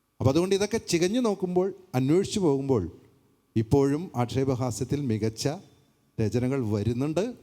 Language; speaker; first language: Malayalam; native; Malayalam